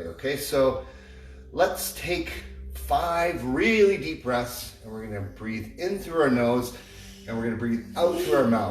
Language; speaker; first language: English; native; English